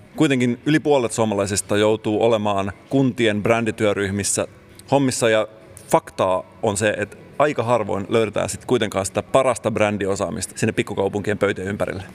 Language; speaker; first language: Finnish; native; Finnish